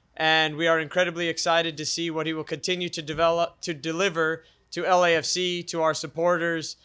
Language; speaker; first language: English; native; English